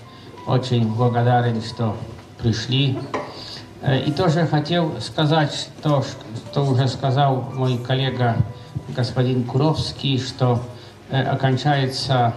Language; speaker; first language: Russian; non-native, fluent; Polish